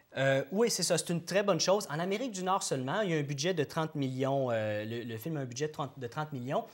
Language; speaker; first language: French; native; French